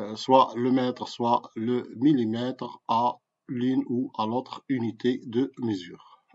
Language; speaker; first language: French; non-native, local second language; Arabic